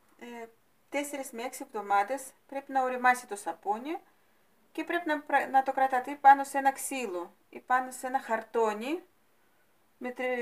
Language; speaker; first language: Greek; non-native, fluent; Russian